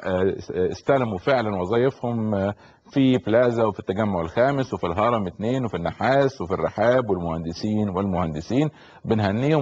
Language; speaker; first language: Arabic; native; Arabic